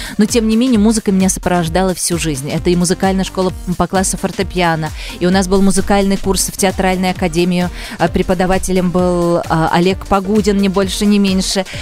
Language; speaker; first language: Russian; early bilingual, other home language; Kurdish